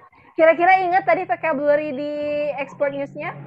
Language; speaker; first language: Indonesian; native; Indonesian